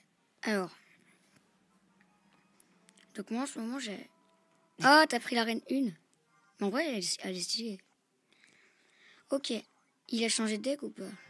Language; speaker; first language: French; native; French